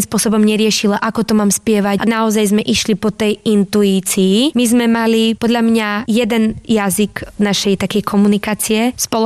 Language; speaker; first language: Slovak; native; Slovak